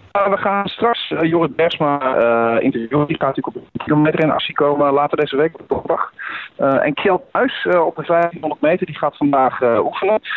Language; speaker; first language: Dutch; native; Dutch